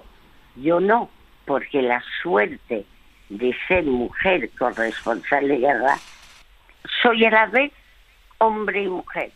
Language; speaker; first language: Spanish; non-native, fluent; French